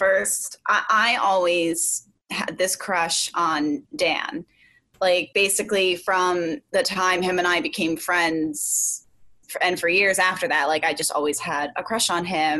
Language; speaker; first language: English; native; English